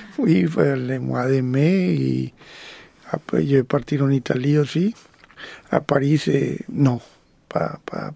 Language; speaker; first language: French; non-native, fluent; Spanish